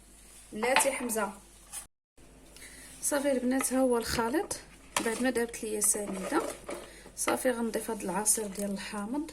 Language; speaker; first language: Arabic; native; Arabic